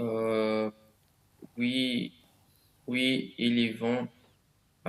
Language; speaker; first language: French; non-native, learner; Romanian